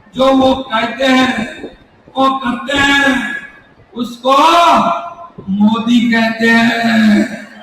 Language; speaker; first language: Hindi; non-native, local second language; Marathi